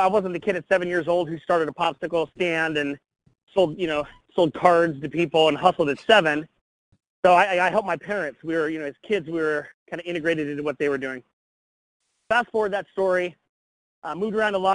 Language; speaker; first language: English; native; English